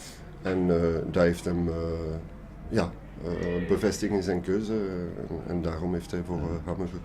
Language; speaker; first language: Dutch; non-native, local second language; French